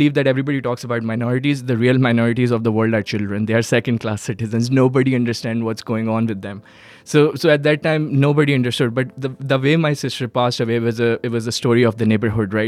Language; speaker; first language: English; non-native, local second language; Urdu